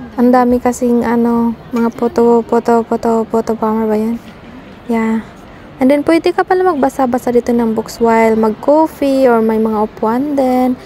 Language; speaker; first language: Filipino; native; Filipino